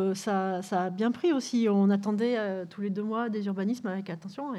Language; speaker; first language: French; native; French